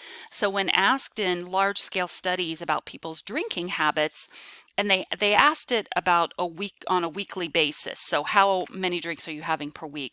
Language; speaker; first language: English; native; English